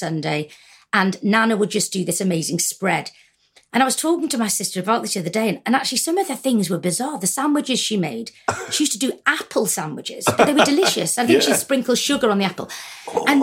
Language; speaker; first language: English; native; English